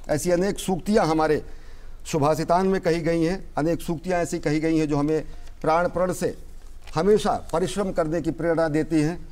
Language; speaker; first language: Hindi; native; Hindi